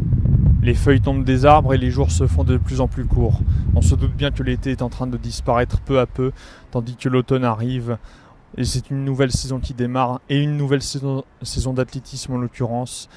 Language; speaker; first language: French; native; French